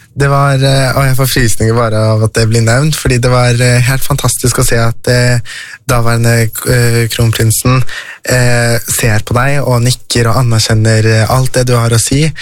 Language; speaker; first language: Norwegian; early bilingual, other home language; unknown